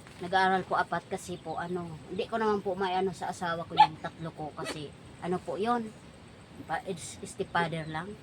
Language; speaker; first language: Filipino; non-native, local second language; Bikol